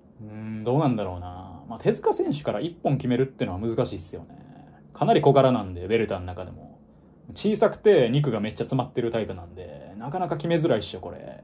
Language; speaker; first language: Japanese; native; Japanese